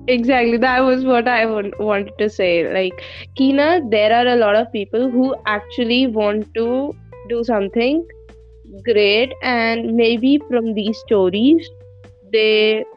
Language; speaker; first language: English; non-native, local second language; Punjabi